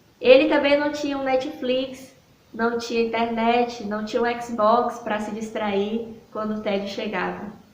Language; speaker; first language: Portuguese; native; Portuguese